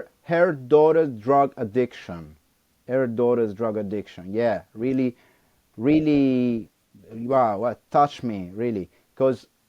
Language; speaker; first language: English; non-native, learner; Italian